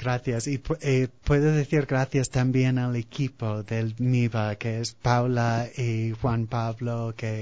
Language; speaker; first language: Spanish; non-native, fluent; English